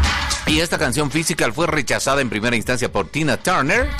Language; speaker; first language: Spanish; native; Spanish